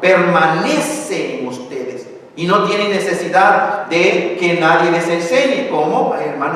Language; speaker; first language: Spanish; native; Spanish